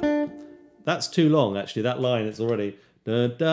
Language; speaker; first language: English; native; English